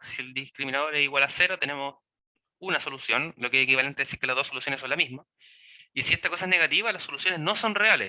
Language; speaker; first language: Spanish; native; Spanish